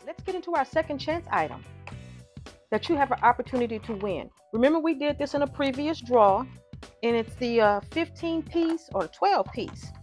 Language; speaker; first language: English; native; English